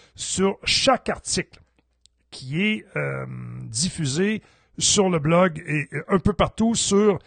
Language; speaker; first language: French; native; French